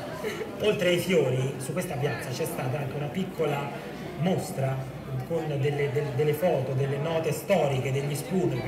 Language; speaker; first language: Italian; native; Italian